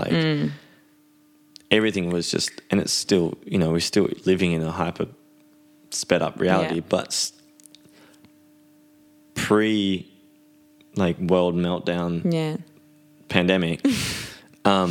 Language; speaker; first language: English; native; English